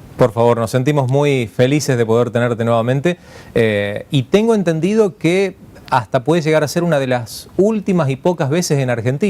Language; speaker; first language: Spanish; native; Spanish